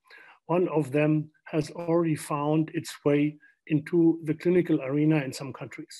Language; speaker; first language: English; non-native, fluent; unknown